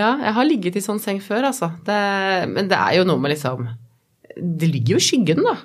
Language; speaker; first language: Norwegian; native; Norwegian